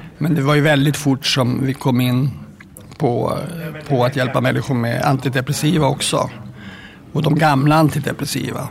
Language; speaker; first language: Swedish; native; Swedish